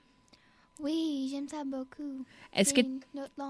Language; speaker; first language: French; non-native, local second language; English